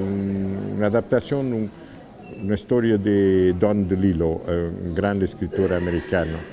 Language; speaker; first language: Italian; non-native, learner; Portuguese